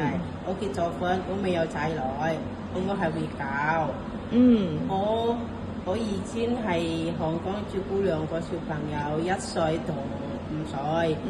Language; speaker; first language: Cantonese; non-native, learner; Indonesian